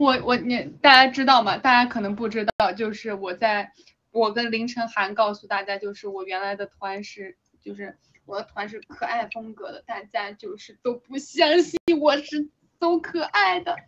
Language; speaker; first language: Chinese; native; Chinese